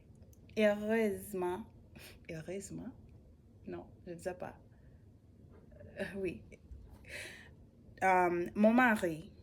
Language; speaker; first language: French; non-native, learner; English